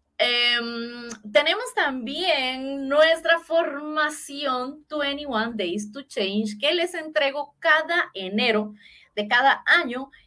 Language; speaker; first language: Spanish; native; Spanish